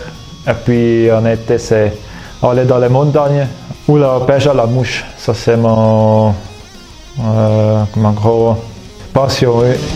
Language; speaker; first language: French; non-native, local second language; German